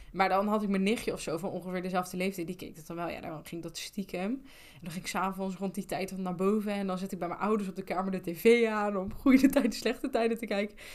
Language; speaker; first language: Dutch; native; Dutch